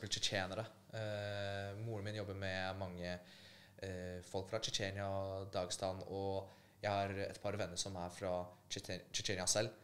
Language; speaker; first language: Norwegian; early bilingual, other home language; Polish